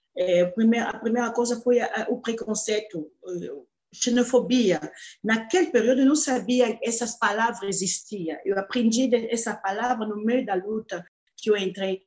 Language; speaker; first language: Portuguese; non-native, fluent; Lingala